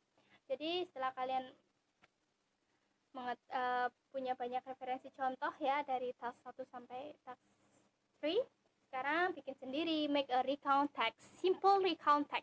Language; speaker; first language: Indonesian; native; Indonesian